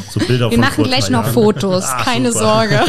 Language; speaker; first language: German; native; German